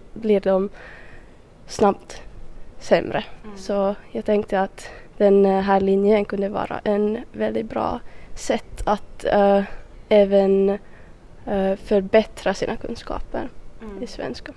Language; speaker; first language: Swedish; non-native, local second language; Finnish